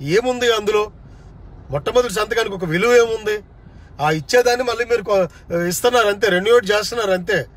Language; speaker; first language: Telugu; native; Telugu